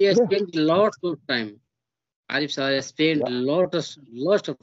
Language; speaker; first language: English; non-native, learner; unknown